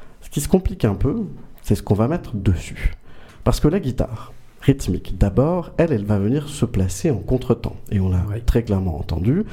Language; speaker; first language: French; native; French